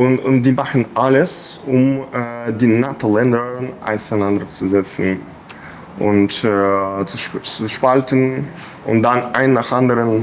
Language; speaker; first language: German; non-native, fluent; Ukrainian